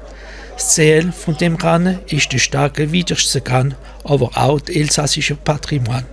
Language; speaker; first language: German; non-native, local second language; French